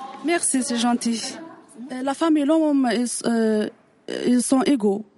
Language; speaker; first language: French; non-native, learner; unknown